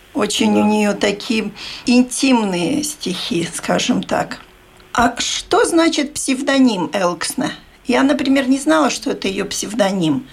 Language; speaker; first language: Russian; native; Russian